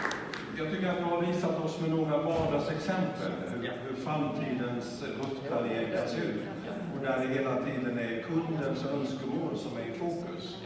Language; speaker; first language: Swedish; native; Swedish